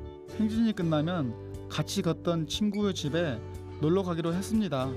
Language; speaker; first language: Korean; native; Korean